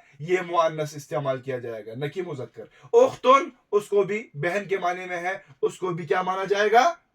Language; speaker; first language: Urdu; non-native, local second language; Kashmiri